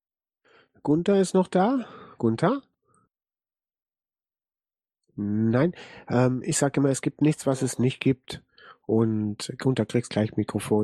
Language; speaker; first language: German; native; German